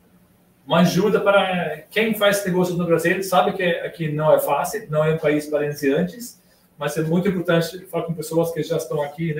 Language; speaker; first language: Portuguese; non-native, fluent; Swedish